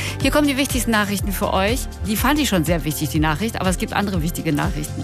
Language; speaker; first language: German; native; German